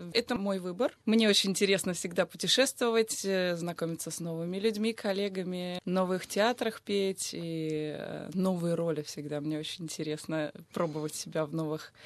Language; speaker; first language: Russian; native; Russian